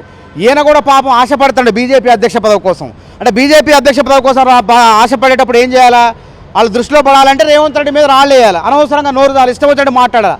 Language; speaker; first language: Telugu; native; Telugu